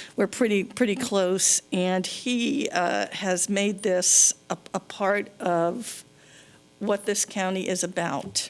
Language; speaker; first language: English; native; English